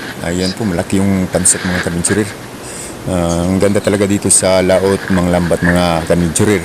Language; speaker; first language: Filipino; non-native, local second language; Cebuano